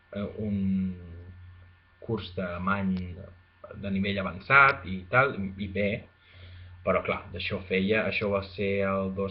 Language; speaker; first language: Catalan; non-native, fluent; Spanish